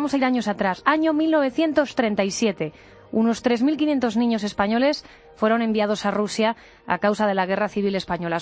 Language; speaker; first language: Spanish; native; Spanish